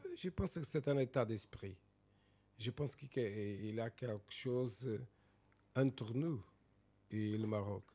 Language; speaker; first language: French; non-native, fluent; Portuguese